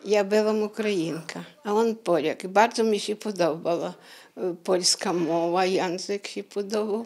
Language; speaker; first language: Polish; non-native, learner; Ukrainian